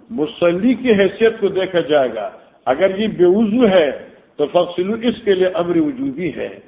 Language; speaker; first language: Urdu; non-native, local second language; Northern Hindko